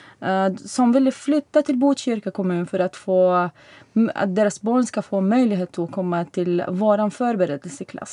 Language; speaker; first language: Swedish; non-native, fluent; Arabic